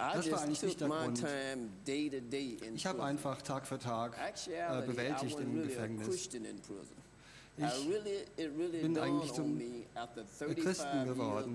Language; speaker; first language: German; non-native, fluent; English